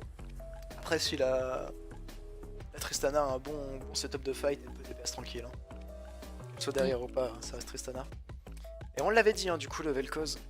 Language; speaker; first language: French; native; French